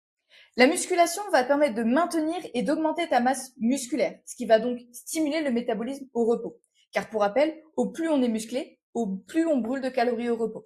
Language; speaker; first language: French; native; French